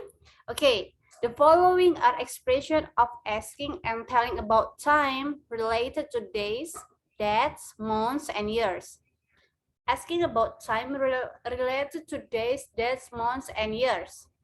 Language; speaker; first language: English; non-native, learner; Indonesian